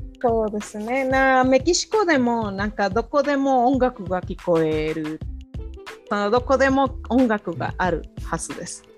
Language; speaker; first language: Japanese; non-native, fluent; Spanish